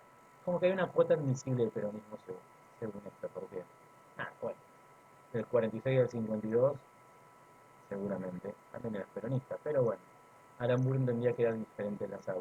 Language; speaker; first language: Spanish; native; Spanish